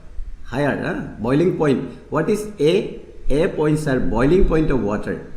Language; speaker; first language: English; non-native, local second language; Assamese